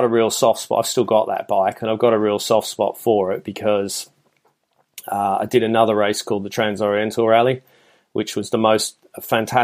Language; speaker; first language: English; native; English